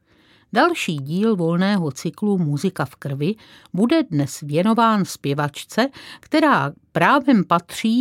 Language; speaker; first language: Czech; native; Czech